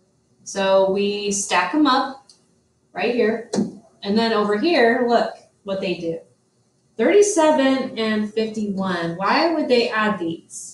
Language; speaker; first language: English; native; English